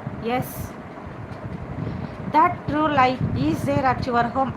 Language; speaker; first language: English; non-native, local second language; Telugu